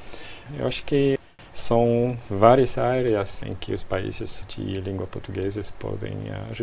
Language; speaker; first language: Portuguese; non-native, fluent; French